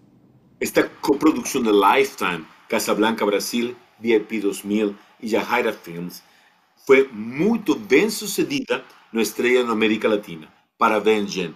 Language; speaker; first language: Portuguese; non-native, fluent; Spanish